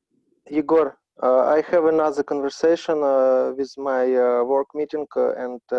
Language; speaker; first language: English; non-native, learner; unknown